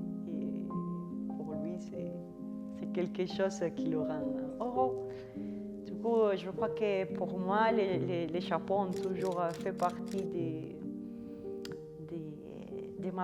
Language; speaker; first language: French; non-native, fluent; Spanish